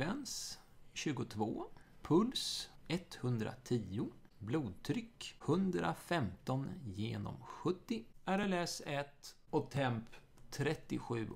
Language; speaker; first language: Swedish; native; Swedish